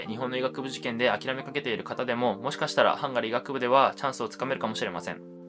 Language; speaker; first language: Japanese; native; Japanese